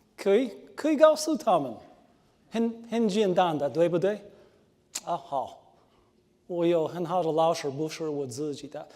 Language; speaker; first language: Chinese; non-native, learner; English